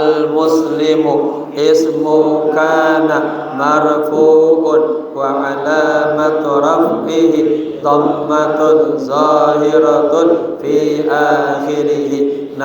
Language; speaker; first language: Arabic; non-native, fluent; Indonesian